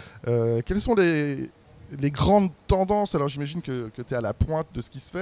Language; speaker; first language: French; native; French